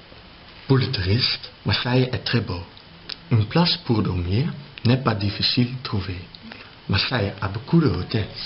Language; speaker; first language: French; non-native, learner; Dutch